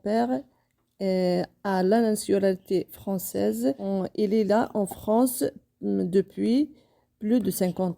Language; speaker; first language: French; non-native, learner; Kabyle